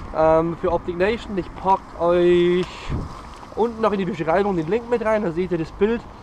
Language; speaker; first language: German; native; German